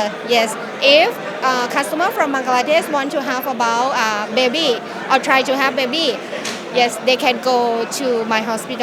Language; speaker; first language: English; non-native, learner; Thai